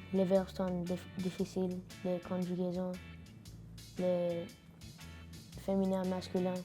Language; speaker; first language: French; non-native, learner; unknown